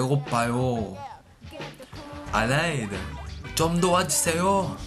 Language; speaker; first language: Korean; non-native, learner; French